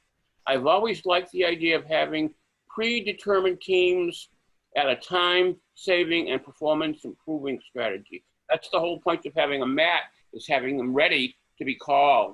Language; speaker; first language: English; native; English